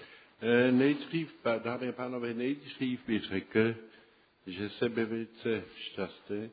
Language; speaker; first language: Czech; early bilingual, other home language; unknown